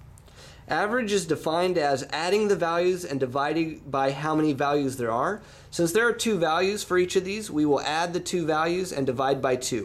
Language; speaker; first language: English; native; English